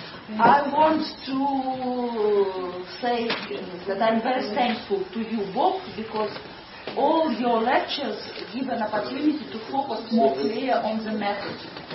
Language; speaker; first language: English; non-native, learner; Russian